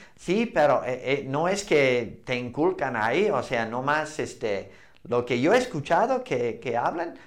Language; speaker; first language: Spanish; non-native, fluent; English